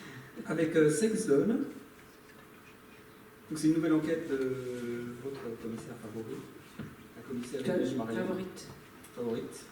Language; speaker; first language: French; native; French